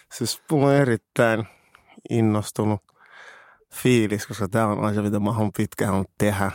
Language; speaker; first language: Finnish; early bilingual, other home language; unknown